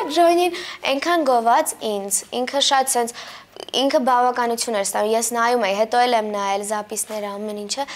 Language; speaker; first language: Armenian; early bilingual, heritage; Armenian